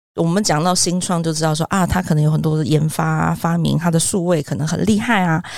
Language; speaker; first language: Chinese; native; Chinese